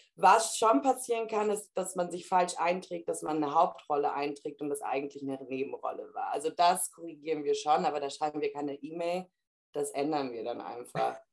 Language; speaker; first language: German; early bilingual, heritage; German